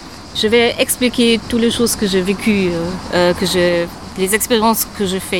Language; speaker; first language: French; non-native, fluent; German